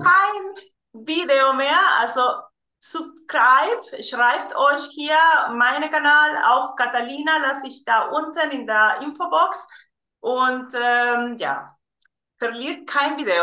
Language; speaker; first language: German; non-native, fluent; Spanish